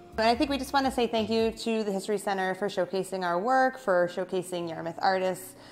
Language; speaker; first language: English; native; English